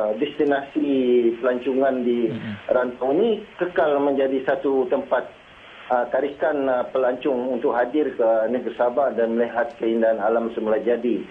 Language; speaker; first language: Malay; native; Malay